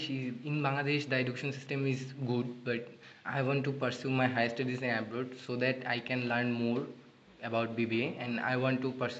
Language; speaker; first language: English; non-native, learner; Bangla